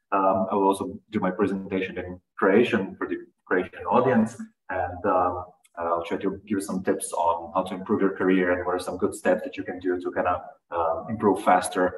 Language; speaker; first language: English; non-native, fluent; Croatian